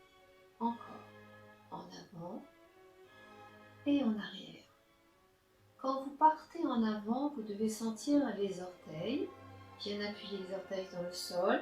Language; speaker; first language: French; native; French